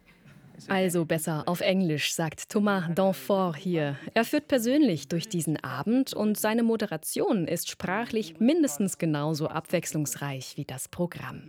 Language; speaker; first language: German; native; German